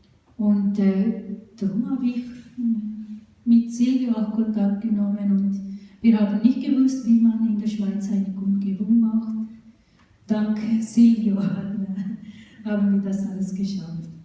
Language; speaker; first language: German; non-native, fluent; Urdu